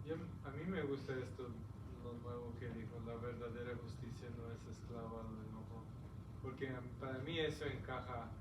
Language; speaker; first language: Spanish; early bilingual, heritage; Spanish